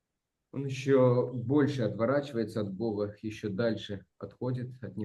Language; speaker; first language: Russian; native; Russian